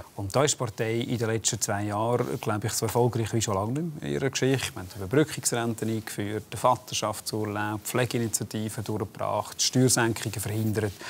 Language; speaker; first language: German; native; German